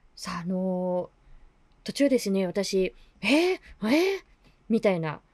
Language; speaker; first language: Japanese; native; Japanese